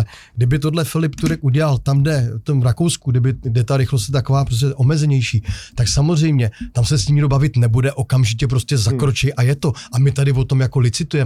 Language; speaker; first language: Czech; native; Czech